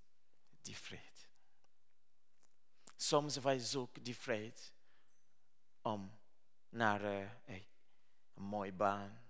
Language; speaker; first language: Dutch; non-native, learner; Rundi